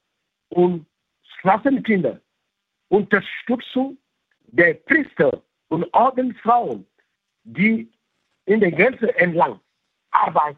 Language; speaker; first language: German; non-native, local second language; French